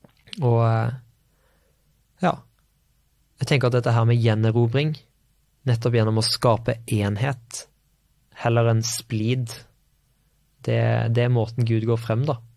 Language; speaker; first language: Norwegian; native; Norwegian